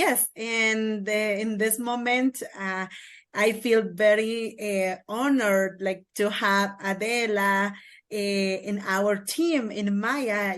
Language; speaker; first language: English; non-native, learner; Kaqchikel